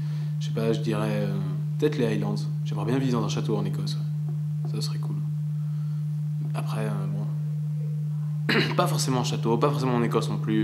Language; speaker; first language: French; native; French